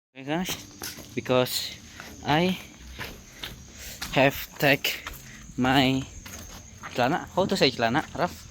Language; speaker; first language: English; non-native, learner; Indonesian